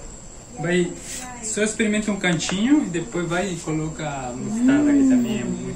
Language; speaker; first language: Portuguese; non-native, fluent; Spanish